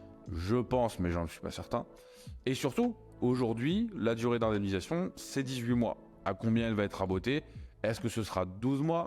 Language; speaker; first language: French; native; French